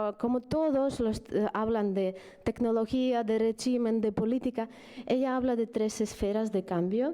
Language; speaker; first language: Spanish; non-native, fluent; Ukrainian